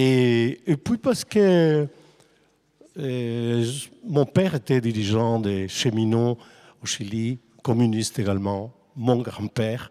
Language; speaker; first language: French; non-native, fluent; Spanish